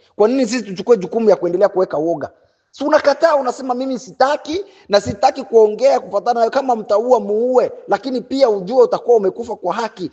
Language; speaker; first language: Swahili; native; Swahili